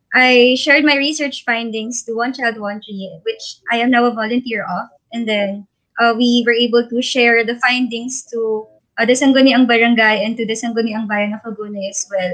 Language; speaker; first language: English; non-native, local second language; Filipino